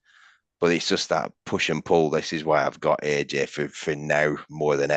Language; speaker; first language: English; native; English